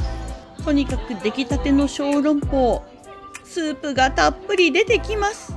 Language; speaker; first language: Japanese; native; Japanese